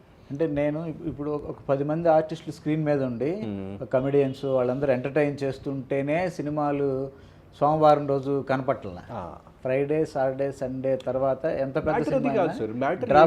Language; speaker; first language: Telugu; native; Telugu